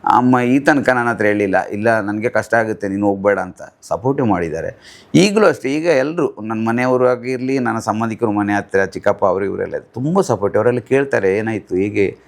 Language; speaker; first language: Kannada; non-native, local second language; Tulu